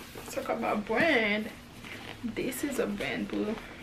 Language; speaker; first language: English; non-native, fluent; Haitian Creole